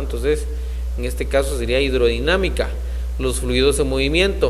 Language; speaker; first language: Spanish; native; Spanish